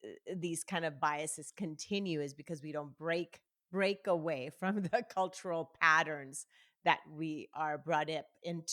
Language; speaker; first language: English; native; English